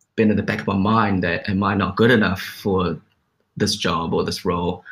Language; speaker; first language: English; native; English